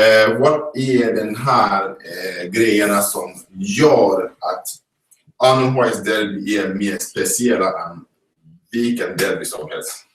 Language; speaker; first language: Swedish; non-native, fluent; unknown